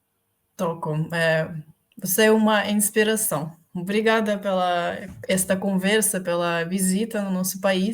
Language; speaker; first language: Portuguese; non-native, fluent; Ukrainian